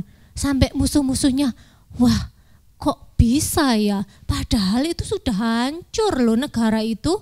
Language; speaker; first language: Indonesian; native; Indonesian